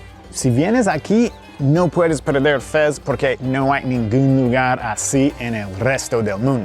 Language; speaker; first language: Spanish; non-native, fluent; English